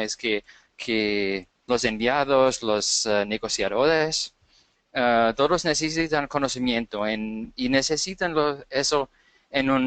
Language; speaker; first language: Spanish; non-native, fluent; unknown